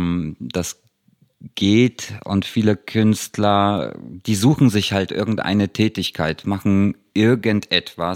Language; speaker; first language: German; early bilingual, other home language; Polish